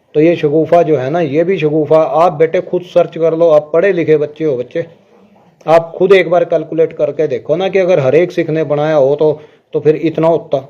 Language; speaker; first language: Hindi; non-native, local second language; Punjabi